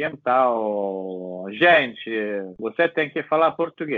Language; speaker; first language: Portuguese; non-native, learner; Italian